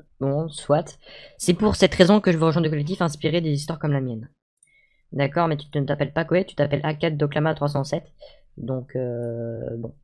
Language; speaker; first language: French; native; French